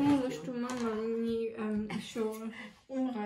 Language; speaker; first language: Russian; early bilingual, heritage; Russian